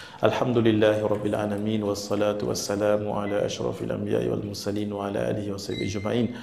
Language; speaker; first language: Arabic; non-native, fluent; Malay